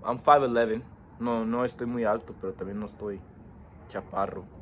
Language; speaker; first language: Spanish; early bilingual, heritage; Spanish